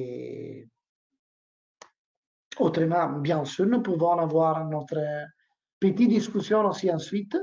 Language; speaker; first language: French; non-native, learner; Italian